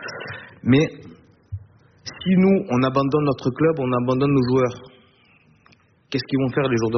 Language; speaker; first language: French; native; French